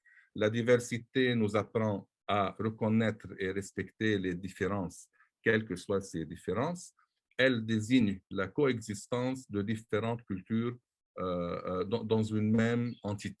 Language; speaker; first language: French; non-native, local second language; Arabic